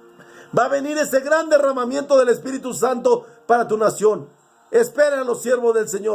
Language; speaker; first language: Spanish; native; Spanish